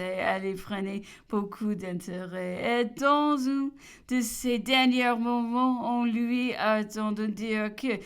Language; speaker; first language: French; non-native, learner; English